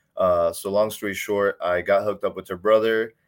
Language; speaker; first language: English; native; English